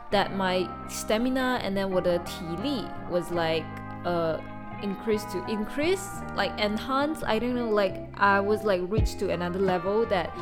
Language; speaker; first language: English; non-native, local second language; Chinese